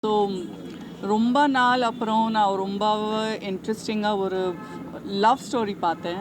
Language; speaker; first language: Tamil; non-native, fluent; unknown